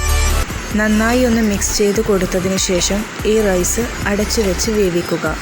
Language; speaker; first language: Malayalam; native; Malayalam